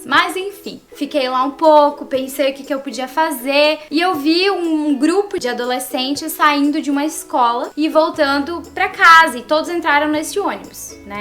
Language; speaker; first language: Portuguese; native; Portuguese